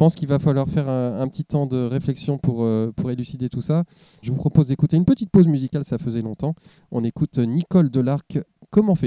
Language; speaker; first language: French; native; French